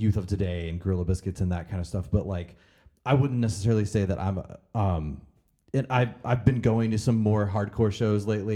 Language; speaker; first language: English; native; English